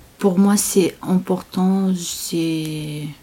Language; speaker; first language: French; non-native, learner; Chechen